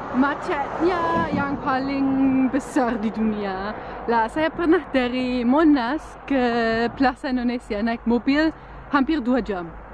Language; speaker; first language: Indonesian; non-native, fluent; German